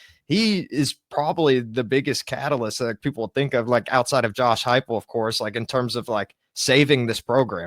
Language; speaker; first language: English; native; English